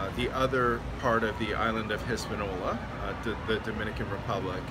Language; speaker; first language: English; native; English